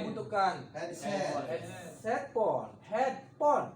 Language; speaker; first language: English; non-native, learner; Indonesian